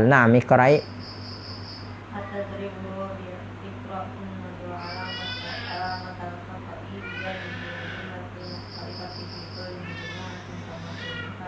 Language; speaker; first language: Arabic; non-native, fluent; Indonesian